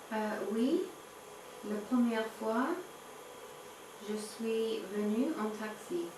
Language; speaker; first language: French; non-native, learner; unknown